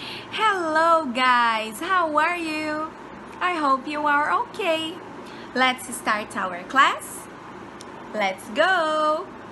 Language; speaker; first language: English; non-native, fluent; Portuguese